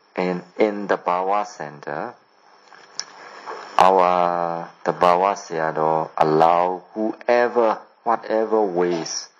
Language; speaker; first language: English; non-native, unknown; Burmese